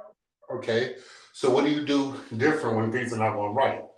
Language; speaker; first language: English; native; English